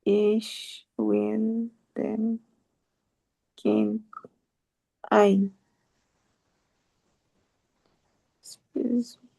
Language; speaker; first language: German; non-native, learner; Filipino